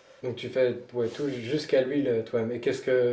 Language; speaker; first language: French; native; French